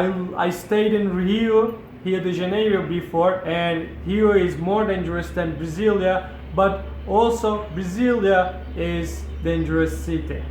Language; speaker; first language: English; non-native, fluent; Turkish